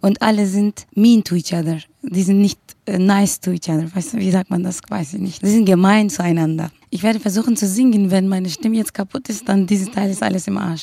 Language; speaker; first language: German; non-native, learner; Kurdish